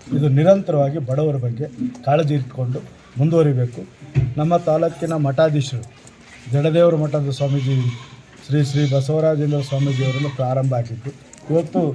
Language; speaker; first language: Kannada; native; Kannada